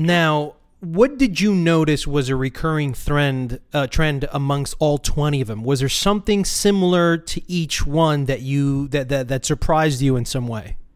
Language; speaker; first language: English; early bilingual, other home language; Spanish